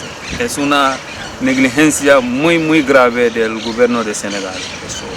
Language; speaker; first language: Spanish; non-native, learner; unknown